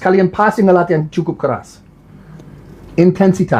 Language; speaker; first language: Indonesian; non-native, learner; English